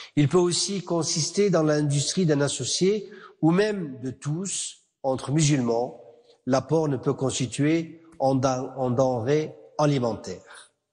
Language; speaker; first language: French; non-native, local second language; Arabic